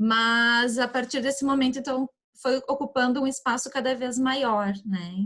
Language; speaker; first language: Portuguese; native; Portuguese